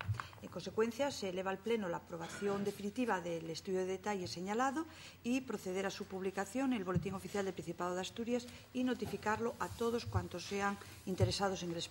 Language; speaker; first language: Spanish; native; Spanish